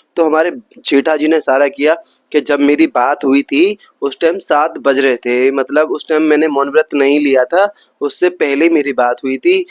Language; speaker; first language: Hindi; native; Hindi